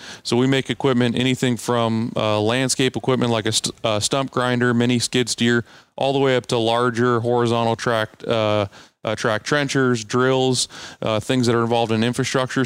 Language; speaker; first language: English; native; English